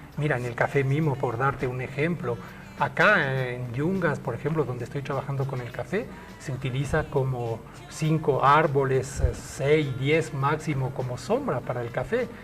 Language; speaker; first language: Spanish; early bilingual, other home language; French